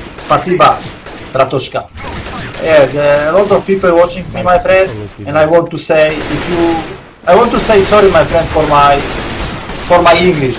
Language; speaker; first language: English; non-native, learner; Polish